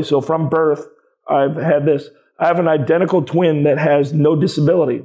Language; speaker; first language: English; native; English